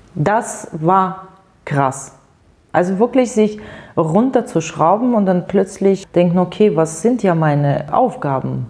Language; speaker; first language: German; non-native, fluent; Russian